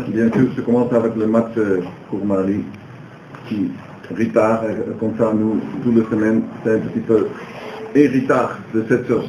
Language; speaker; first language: French; non-native, learner; Dutch